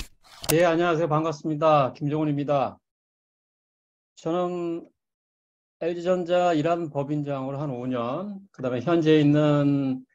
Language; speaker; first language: Korean; native; Korean